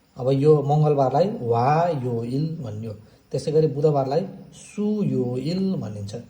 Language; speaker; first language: Nepali; native; Nepali